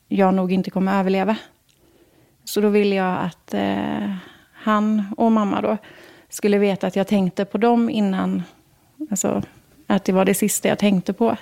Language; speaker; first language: Swedish; native; Swedish